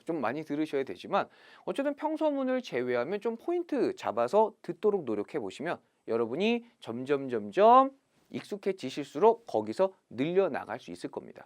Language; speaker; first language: Korean; native; Korean